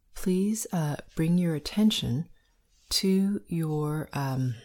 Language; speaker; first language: English; native; English